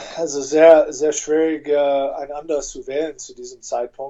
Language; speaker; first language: German; non-native, fluent; English